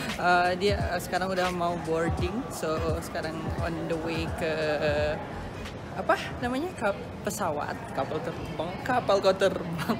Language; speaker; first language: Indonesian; early bilingual, other home language; Malay